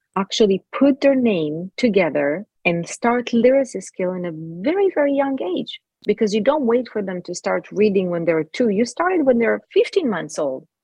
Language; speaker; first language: English; non-native, fluent; Hebrew